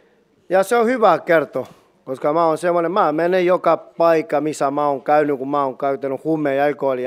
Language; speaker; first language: Finnish; non-native, learner; Spanish